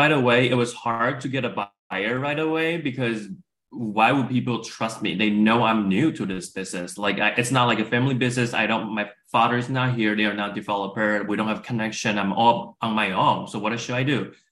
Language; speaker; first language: English; non-native, fluent; Chinese